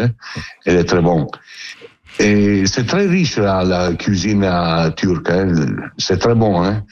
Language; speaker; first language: French; non-native, learner; Italian